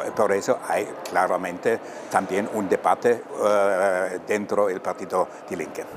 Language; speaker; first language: Spanish; non-native, fluent; German